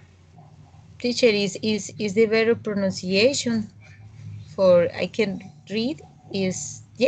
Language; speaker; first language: English; non-native, learner; Spanish